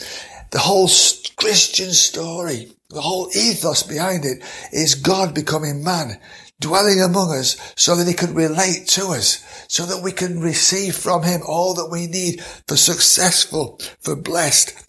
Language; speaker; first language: English; native; English